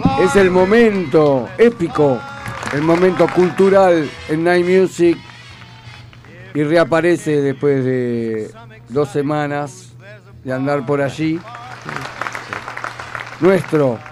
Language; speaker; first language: Spanish; native; Spanish